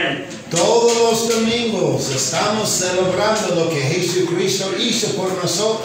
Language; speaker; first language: Spanish; non-native, fluent; English